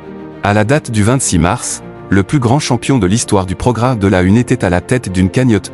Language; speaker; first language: French; native; French